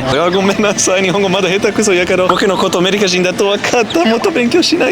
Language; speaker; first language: Japanese; non-native, learner; English